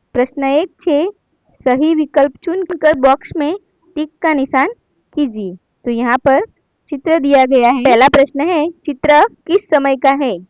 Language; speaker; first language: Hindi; non-native, local second language; Gujarati